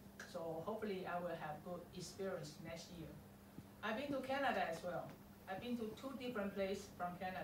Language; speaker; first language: English; non-native, fluent; Chinese